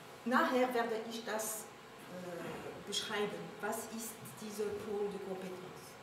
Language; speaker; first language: German; non-native, learner; French